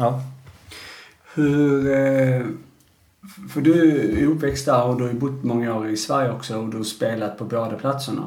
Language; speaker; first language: Swedish; native; Swedish